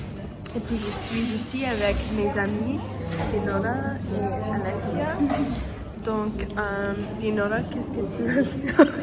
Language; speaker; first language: French; non-native, learner; English